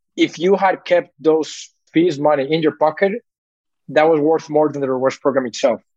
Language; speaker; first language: English; early bilingual, other home language; Spanish